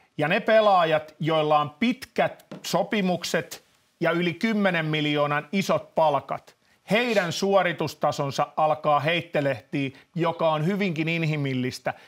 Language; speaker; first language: Finnish; native; Finnish